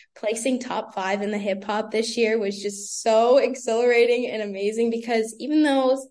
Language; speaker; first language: English; native; English